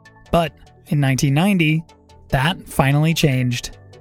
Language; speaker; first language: English; native; English